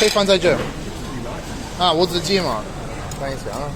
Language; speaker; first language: Chinese; non-native, learner; Italian